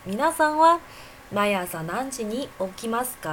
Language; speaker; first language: Japanese; non-native, fluent; Chinese